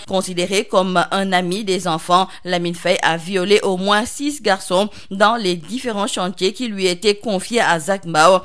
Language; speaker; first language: French; non-native, local second language; Wolof